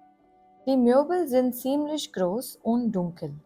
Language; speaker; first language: German; non-native, fluent; Gujarati